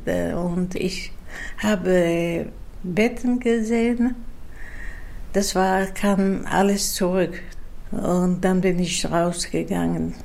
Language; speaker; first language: German; non-native, fluent; Dutch